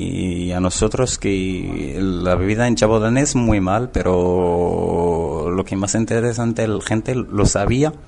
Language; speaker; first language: Spanish; non-native, learner; Arabic